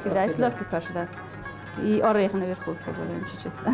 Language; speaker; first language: Russian; non-native, learner; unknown